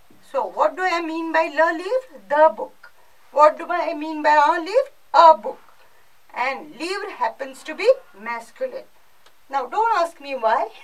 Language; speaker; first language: English; non-native, local second language; Konkani